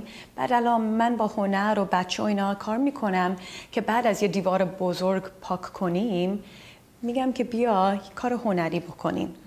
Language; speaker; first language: Persian; early bilingual, heritage; Persian